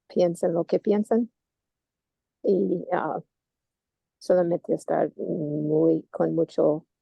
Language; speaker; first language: Spanish; non-native, learner; English